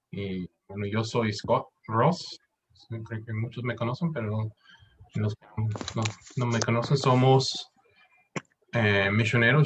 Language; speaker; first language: Spanish; non-native, fluent; English